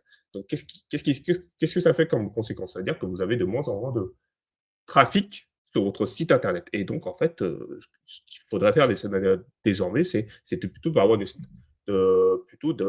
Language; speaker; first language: French; native; French